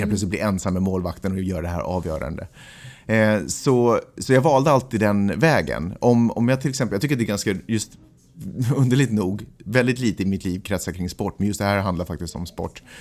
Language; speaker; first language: Swedish; native; Swedish